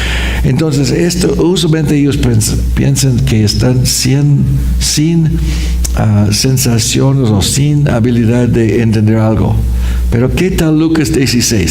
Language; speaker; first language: Spanish; non-native, fluent; English